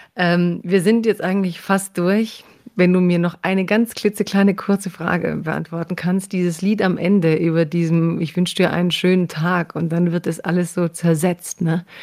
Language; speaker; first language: German; early bilingual, other home language; Croatian